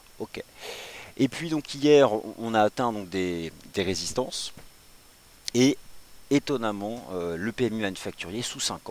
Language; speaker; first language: French; native; French